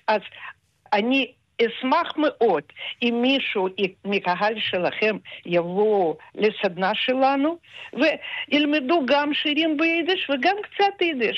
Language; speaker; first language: Hebrew; non-native, fluent; Russian